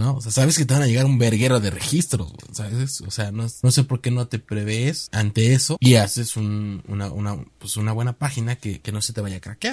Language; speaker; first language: Spanish; native; Spanish